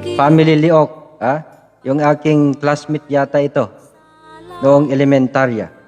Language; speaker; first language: Filipino; non-native, local second language; Bikol